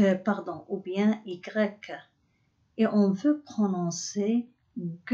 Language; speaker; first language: French; non-native, local second language; Arabic